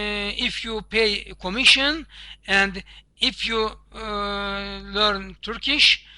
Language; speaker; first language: English; non-native, learner; Turkish